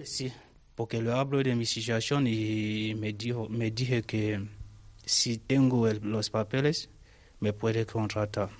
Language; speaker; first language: Spanish; non-native, learner; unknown